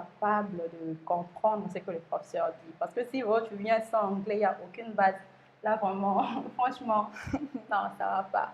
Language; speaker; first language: French; non-native, local second language; Lingala